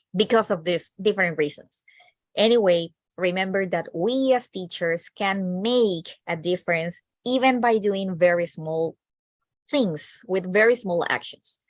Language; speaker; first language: English; non-native, fluent; Spanish